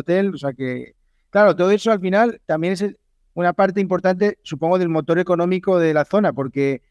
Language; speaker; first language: Spanish; native; Spanish